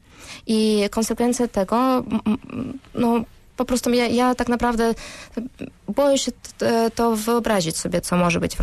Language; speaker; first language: Polish; non-native, fluent; Russian